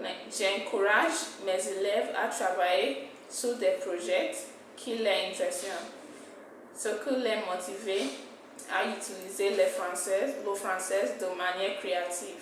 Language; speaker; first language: French; non-native, fluent; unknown